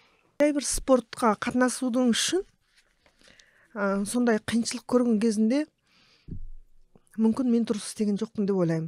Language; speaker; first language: Kazakh; early bilingual, heritage; Kazakh